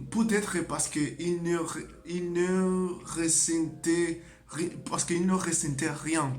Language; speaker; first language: French; non-native, learner; Spanish